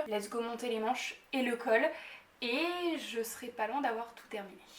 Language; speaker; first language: French; native; French